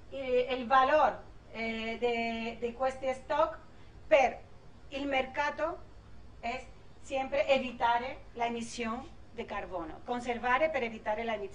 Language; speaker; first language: Italian; non-native, learner; Spanish